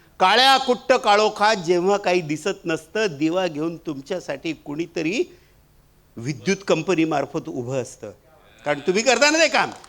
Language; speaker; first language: Marathi; non-native, local second language; Marwari